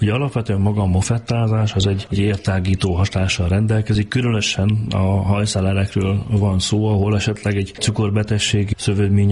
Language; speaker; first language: Hungarian; native; Hungarian